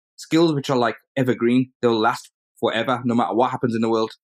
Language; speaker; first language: English; early bilingual, other home language; Urdu